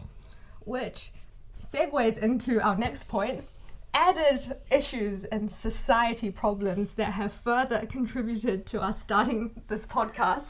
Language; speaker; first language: English; native; English